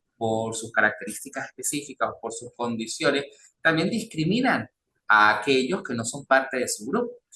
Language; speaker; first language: Spanish; native; Spanish